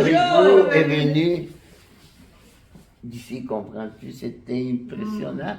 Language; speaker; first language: French; non-native, fluent; Spanish